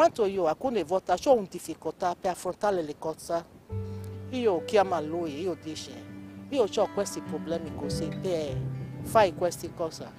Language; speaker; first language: Italian; non-native, learner; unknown